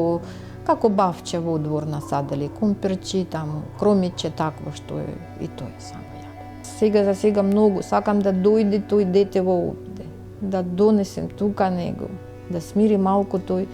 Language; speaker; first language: Macedonian; non-native, learner; Russian